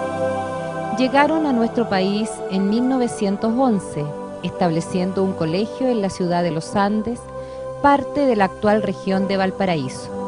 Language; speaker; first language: Spanish; native; Spanish